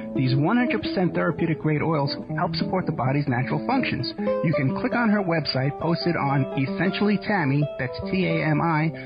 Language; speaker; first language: English; native; English